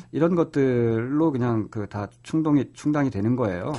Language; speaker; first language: Korean; native; Korean